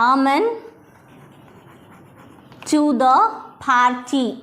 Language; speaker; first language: English; non-native, local second language; Tamil